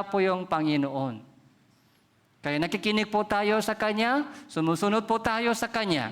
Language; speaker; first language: Filipino; non-native, fluent; Korean